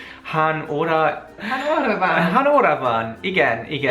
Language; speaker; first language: Hungarian; non-native, learner; English